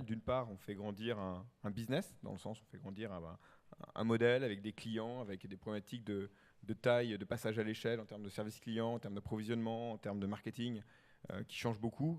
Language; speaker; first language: French; native; French